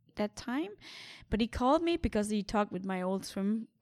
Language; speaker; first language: English; non-native, fluent; Danish